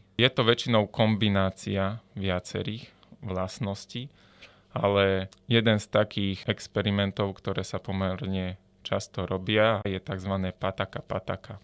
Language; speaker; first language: Slovak; native; Slovak